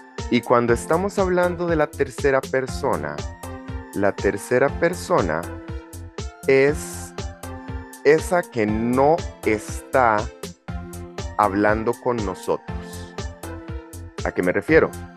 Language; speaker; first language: Spanish; native; Spanish